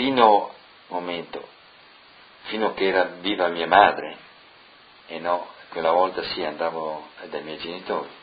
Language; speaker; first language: Italian; non-native, local second language; Friulian